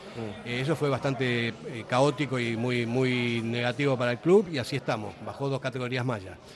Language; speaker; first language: Spanish; native; Spanish